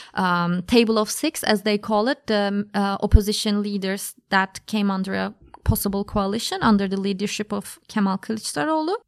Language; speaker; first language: English; non-native, fluent; Turkish